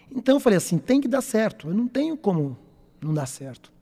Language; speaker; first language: Portuguese; native; Portuguese